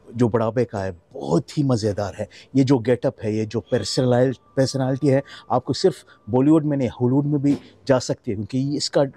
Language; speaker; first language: Hindi; non-native, fluent; Arabic